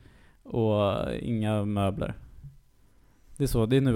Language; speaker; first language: Swedish; native; Swedish